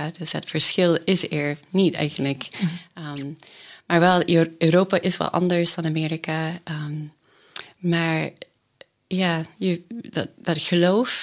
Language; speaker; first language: Dutch; non-native, fluent; English